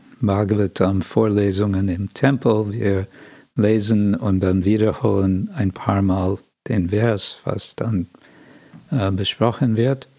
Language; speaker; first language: German; non-native, fluent; English